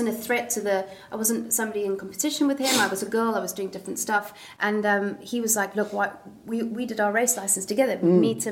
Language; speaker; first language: English; native; English